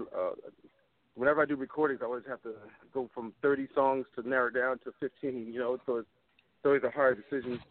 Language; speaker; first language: English; native; English